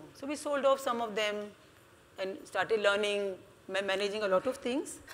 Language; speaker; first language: English; non-native, local second language; Hindi